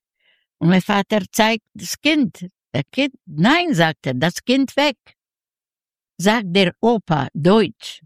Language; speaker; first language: German; non-native, learner; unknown